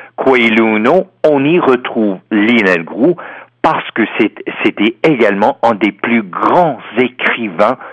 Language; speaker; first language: French; non-native, fluent; English